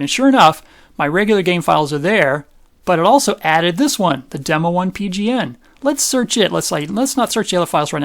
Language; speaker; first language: English; native; English